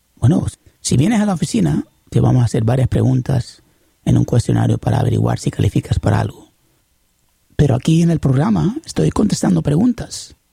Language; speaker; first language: Spanish; early bilingual, heritage; Spanish